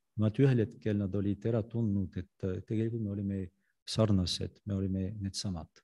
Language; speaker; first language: Estonian; non-native, fluent; French